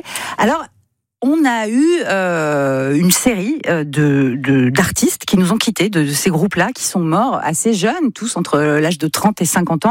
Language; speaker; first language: French; native; French